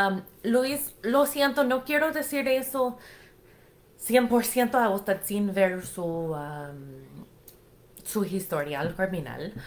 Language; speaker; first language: Spanish; non-native, fluent; English